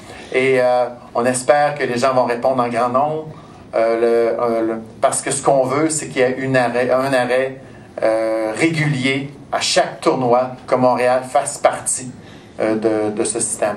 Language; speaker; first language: French; native; French